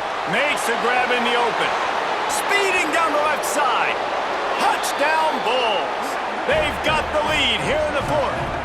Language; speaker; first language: English; native; English